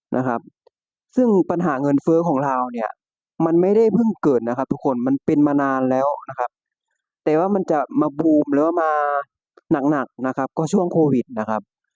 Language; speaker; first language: Thai; native; Thai